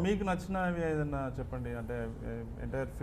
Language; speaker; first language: Telugu; native; Telugu